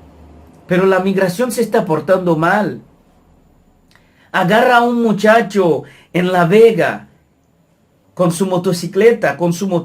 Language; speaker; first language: Spanish; non-native, fluent; Haitian Creole